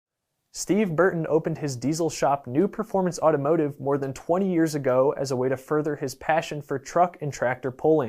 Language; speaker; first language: English; native; English